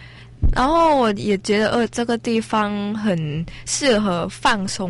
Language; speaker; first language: Chinese; non-native, learner; Thai